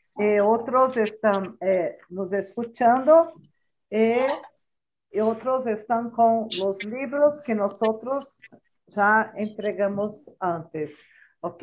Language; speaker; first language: Spanish; non-native, learner; Portuguese